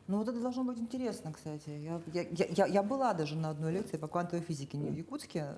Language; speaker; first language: Russian; native; Russian